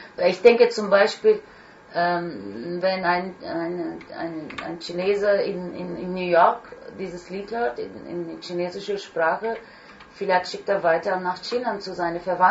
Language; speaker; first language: German; non-native, fluent; Turkish